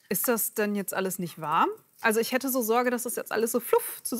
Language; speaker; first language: German; native; German